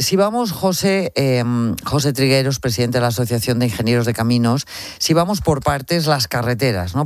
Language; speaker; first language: Spanish; native; Spanish